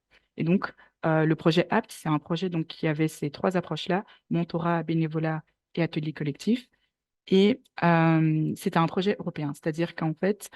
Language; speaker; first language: French; native; French